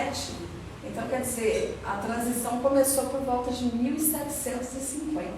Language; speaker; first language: Portuguese; native; Portuguese